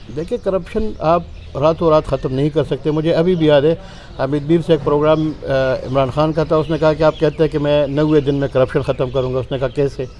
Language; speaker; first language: Urdu; non-native, local second language; Pashto